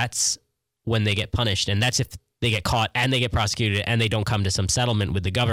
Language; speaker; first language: English; native; English